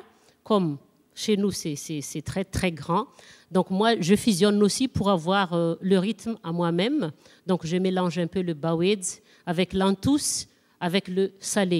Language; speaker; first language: French; non-native, local second language; Malagasy